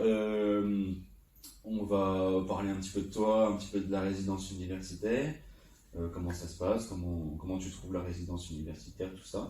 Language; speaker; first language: French; native; French